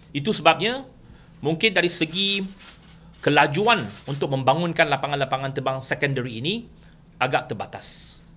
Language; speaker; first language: Malay; non-native, local second language; Chinese